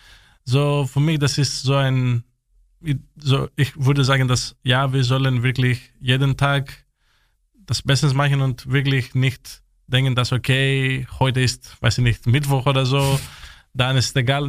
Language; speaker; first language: German; non-native, learner; Greek